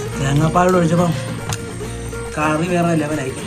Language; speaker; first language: Malayalam; native; Malayalam